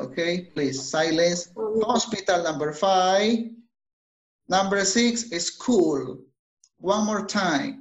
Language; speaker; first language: English; non-native, fluent; Spanish